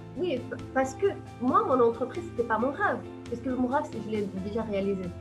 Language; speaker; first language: French; non-native, local second language; Arabic